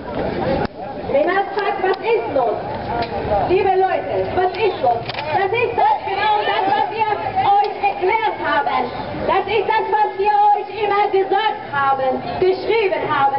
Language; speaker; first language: German; non-native, fluent; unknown